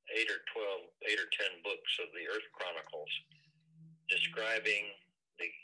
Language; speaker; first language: English; native; English